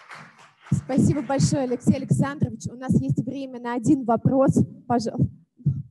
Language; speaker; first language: Russian; native; Russian